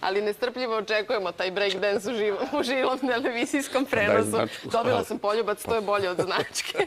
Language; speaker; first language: Bosnian; native; Bosnian